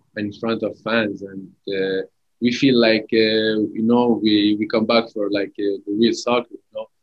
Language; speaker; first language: English; early bilingual, other home language; Arabic